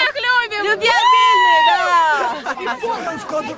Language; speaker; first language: Russian; native; Russian